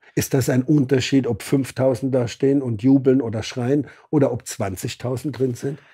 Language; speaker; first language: German; native; German